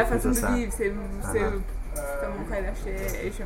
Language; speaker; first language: French; non-native, fluent; English